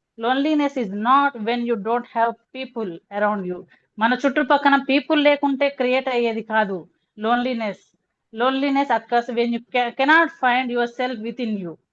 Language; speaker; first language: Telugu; non-native, local second language; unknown